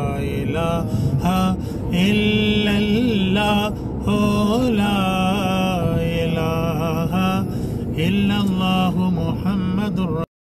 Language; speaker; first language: Urdu; native; Urdu